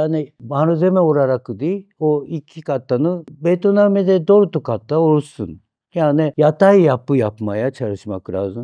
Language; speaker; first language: Turkish; non-native, fluent; Japanese